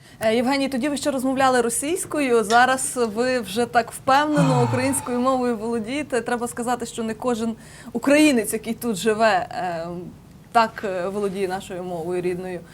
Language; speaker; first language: Ukrainian; native; Ukrainian